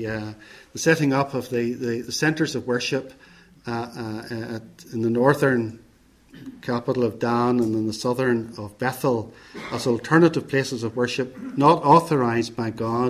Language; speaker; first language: English; native; English